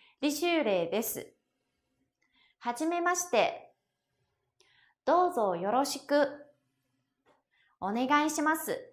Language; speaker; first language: Japanese; non-native, fluent; Chinese